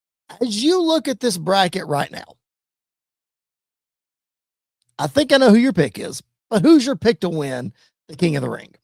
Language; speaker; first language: English; native; English